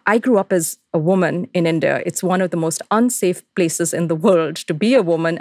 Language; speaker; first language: English; non-native, local second language; Hindi